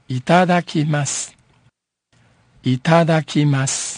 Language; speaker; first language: Japanese; non-native, fluent; Min Nan Chinese